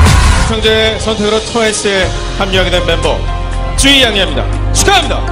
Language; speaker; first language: Korean; native; Korean